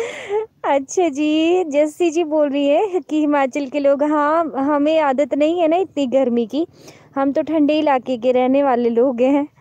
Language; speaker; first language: Hindi; native; Hindi